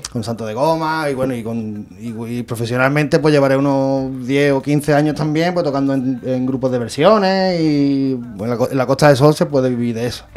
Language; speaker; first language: Spanish; native; Spanish